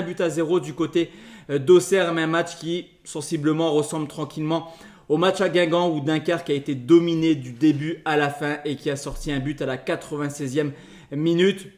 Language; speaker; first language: French; native; French